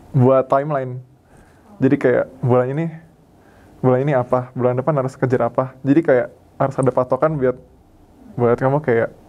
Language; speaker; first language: Indonesian; native; Indonesian